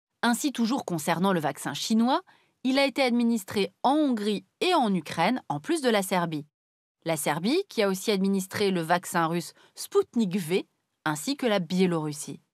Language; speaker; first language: French; native; French